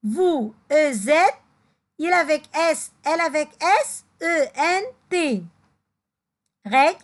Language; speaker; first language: French; non-native, fluent; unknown